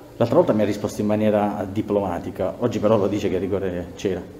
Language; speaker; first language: Italian; native; Italian